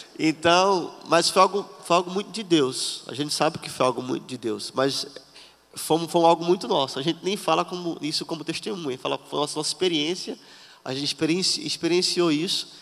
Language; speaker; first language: Portuguese; native; Portuguese